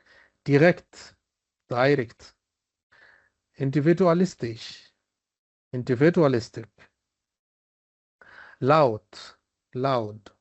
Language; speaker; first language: German; non-native, fluent; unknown